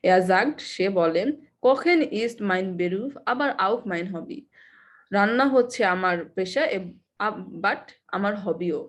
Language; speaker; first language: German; non-native, learner; Bangla